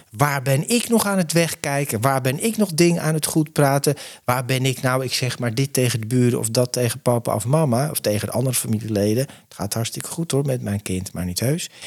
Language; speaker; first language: Dutch; native; Dutch